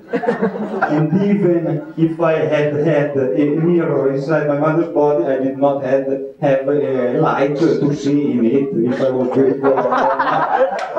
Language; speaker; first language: English; non-native, fluent; Italian